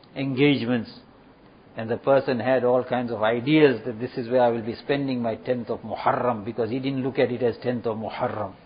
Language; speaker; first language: English; native; English